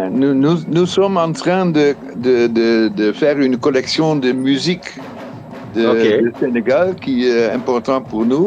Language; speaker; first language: French; non-native, fluent; Dutch